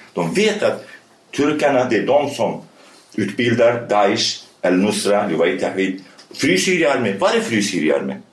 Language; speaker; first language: Swedish; early bilingual, other home language; Kurdish